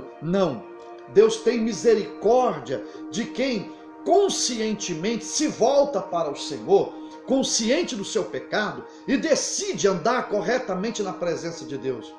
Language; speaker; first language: Portuguese; native; Portuguese